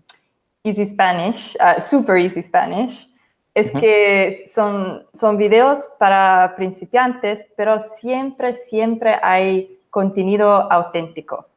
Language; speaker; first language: Spanish; non-native, fluent; English